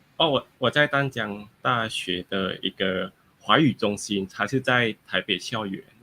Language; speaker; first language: Chinese; non-native, learner; Thai